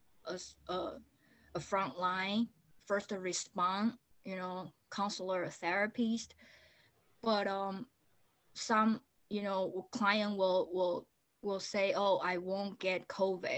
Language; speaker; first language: English; non-native, fluent; Chinese